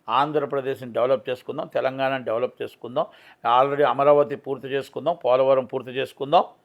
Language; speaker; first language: Telugu; native; Telugu